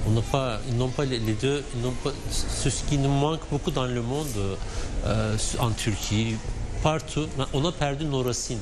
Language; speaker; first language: French; non-native, fluent; Turkish